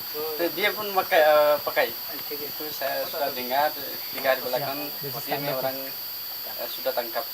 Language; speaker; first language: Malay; non-native, learner; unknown